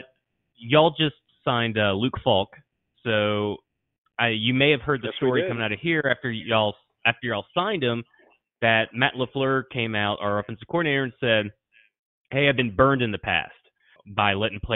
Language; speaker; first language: English; native; English